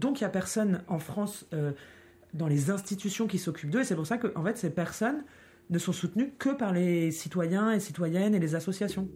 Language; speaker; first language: French; native; French